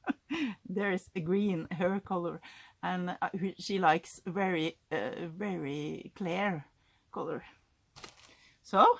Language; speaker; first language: English; non-native, learner; Norwegian